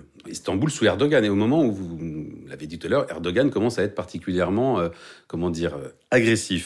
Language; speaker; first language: French; native; French